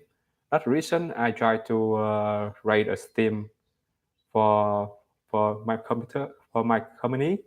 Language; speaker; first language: English; non-native, learner; Vietnamese